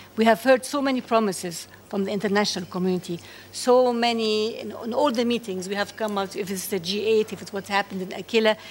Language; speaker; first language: English; non-native, fluent; Arabic